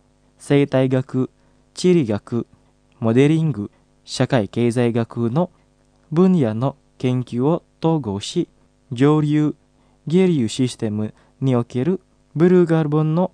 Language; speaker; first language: Japanese; non-native, fluent; Indonesian